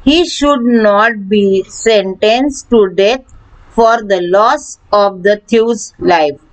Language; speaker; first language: English; non-native, local second language; Marathi